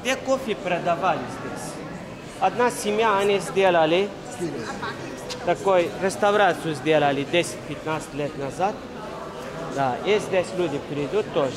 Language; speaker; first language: Russian; non-native, learner; Turkish